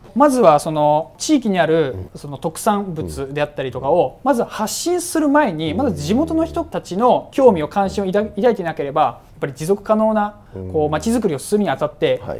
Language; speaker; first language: Japanese; native; Japanese